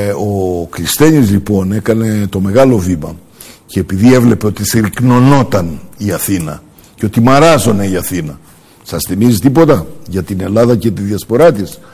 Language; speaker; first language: Greek; early bilingual, heritage; Greek